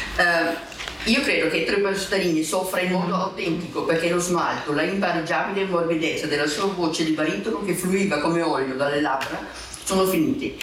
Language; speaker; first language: Italian; non-native, fluent; German